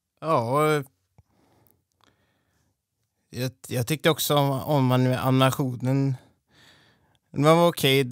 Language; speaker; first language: Swedish; native; Swedish